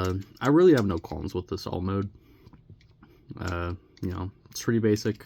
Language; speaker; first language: English; native; English